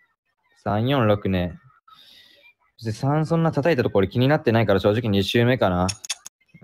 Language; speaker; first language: Japanese; native; Japanese